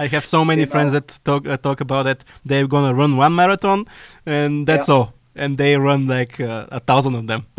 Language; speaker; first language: English; non-native, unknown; Bulgarian